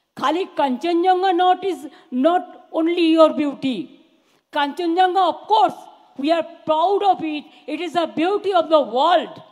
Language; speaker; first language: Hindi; non-native, local second language; Bangla